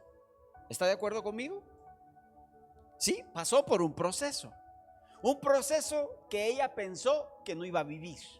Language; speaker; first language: Spanish; native; Spanish